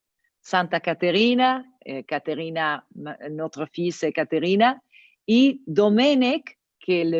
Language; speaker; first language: French; non-native, learner; Italian